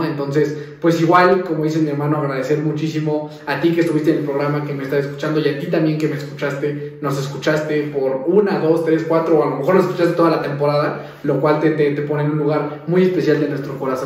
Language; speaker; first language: Spanish; native; Spanish